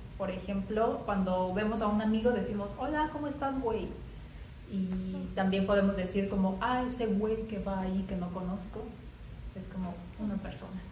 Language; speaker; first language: Spanish; native; Spanish